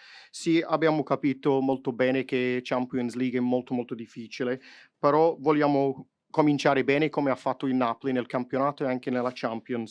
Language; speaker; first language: Italian; non-native, fluent; English